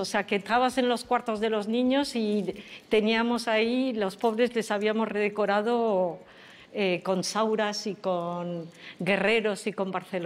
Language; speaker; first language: Spanish; non-native, fluent; French